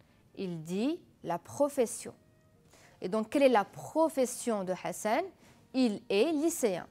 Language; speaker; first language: French; non-native, fluent; Arabic